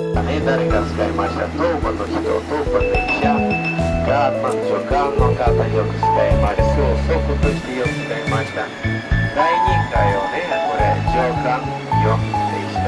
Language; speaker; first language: Japanese; non-native, learner; Russian